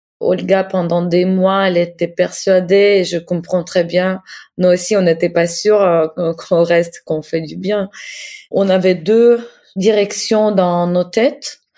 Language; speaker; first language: French; non-native, fluent; Ukrainian